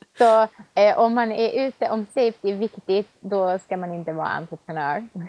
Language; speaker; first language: Swedish; native; Swedish